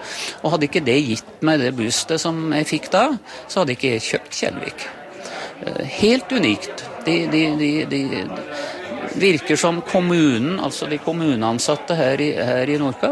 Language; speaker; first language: Norwegian; native; Norwegian